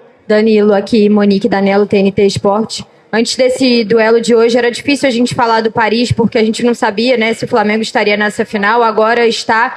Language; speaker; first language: Portuguese; native; Portuguese